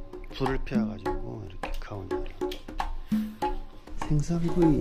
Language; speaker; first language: Korean; native; Korean